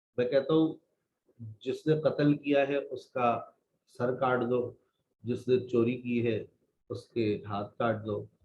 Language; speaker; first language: Urdu; native; Urdu